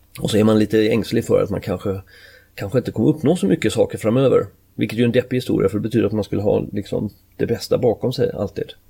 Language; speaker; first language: Swedish; native; Swedish